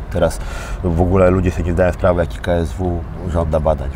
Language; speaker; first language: Polish; early bilingual, other home language; Armenian